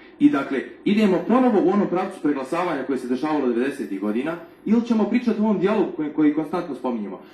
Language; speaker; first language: Serbian; native; Serbian